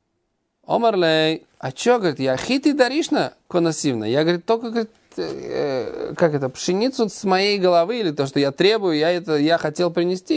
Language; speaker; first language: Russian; native; Russian